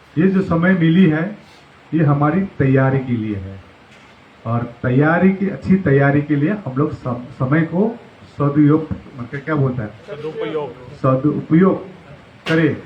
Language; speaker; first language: Hindi; non-native, local second language; Marathi